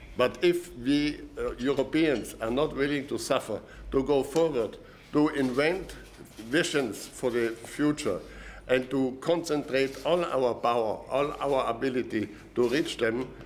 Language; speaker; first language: English; non-native, fluent; German